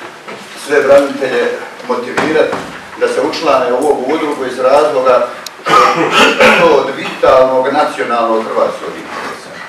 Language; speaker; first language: Croatian; native; Croatian